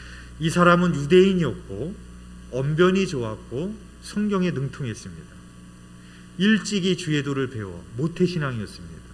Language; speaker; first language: Korean; native; Korean